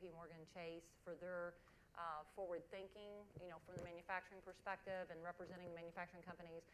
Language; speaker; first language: English; native; English